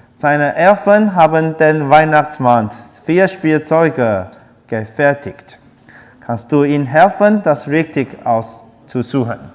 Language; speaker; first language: German; non-native, learner; Chinese